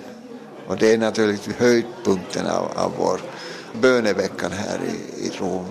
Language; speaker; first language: Swedish; non-native, local second language; Finnish